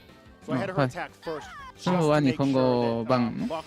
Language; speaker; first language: Japanese; non-native, learner; Spanish